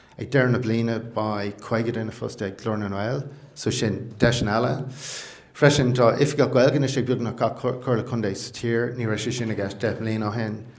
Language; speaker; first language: Irish; non-native, local second language; English